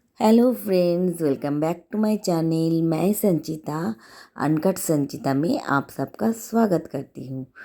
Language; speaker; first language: Hindi; non-native, local second language; Bangla